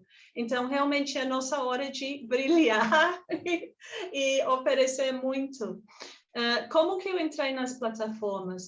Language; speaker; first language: Portuguese; non-native, fluent; English